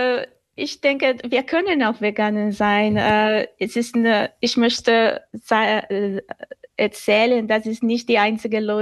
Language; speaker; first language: German; non-native, fluent; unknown